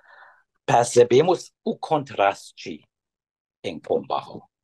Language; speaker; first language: Portuguese; non-native, fluent; German